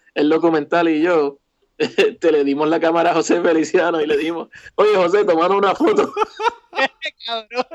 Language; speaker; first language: Spanish; native; Spanish